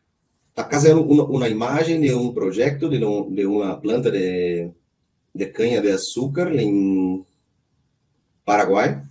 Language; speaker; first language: Spanish; non-native, learner; Portuguese